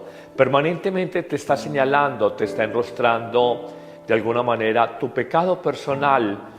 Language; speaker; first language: Spanish; native; Spanish